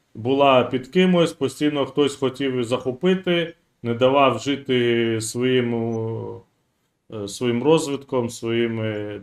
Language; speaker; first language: Ukrainian; non-native, local second language; Russian